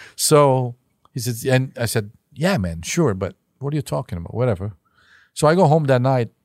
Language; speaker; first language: English; non-native, fluent; Portuguese